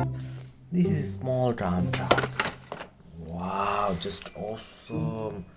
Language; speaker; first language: English; non-native, learner; Indonesian